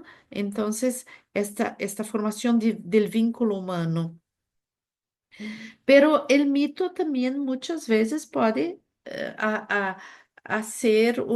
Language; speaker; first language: Spanish; non-native, fluent; Portuguese